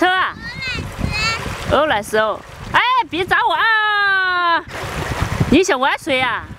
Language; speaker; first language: Chinese; native; Chinese